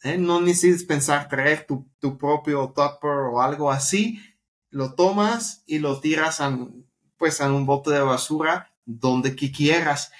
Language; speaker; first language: Spanish; non-native, fluent; Dutch